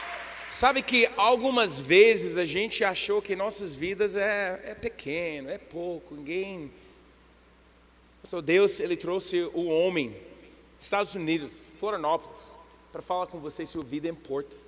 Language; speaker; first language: Portuguese; non-native, learner; English